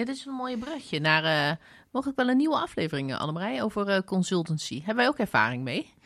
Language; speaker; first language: Dutch; native; Dutch